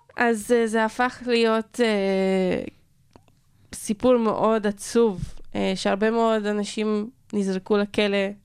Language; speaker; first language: Hebrew; non-native, local second language; Arabic